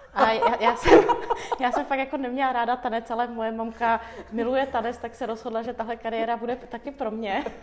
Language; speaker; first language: Czech; early bilingual, other home language; Armenian